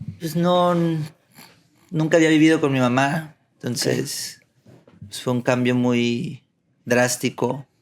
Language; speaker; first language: Spanish; early bilingual, heritage; Spanish